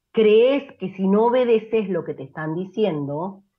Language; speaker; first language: Spanish; native; Spanish